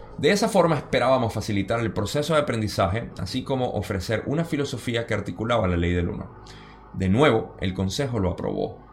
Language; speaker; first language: Spanish; early bilingual, heritage; Spanish